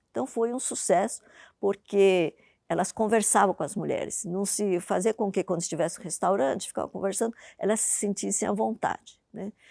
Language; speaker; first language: Portuguese; early bilingual, other home language; Japanese